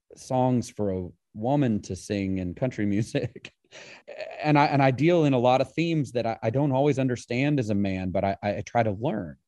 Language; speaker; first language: English; native; English